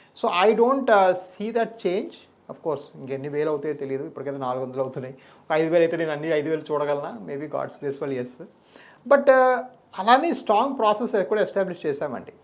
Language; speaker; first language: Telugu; native; Telugu